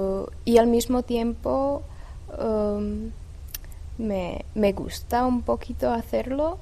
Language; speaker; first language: Spanish; non-native, fluent; Czech